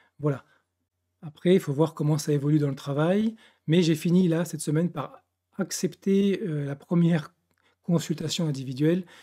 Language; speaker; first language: French; native; French